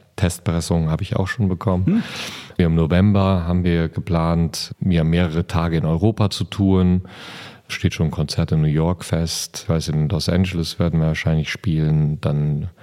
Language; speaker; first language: German; native; German